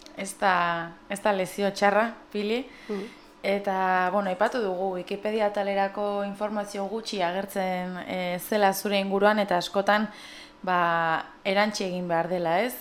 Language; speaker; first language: Basque; native; Basque